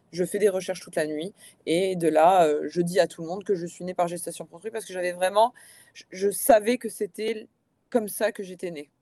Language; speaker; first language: French; native; French